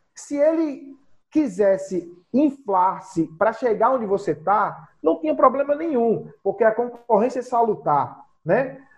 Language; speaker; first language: Portuguese; native; Portuguese